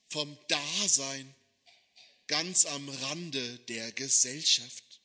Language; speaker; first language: German; native; German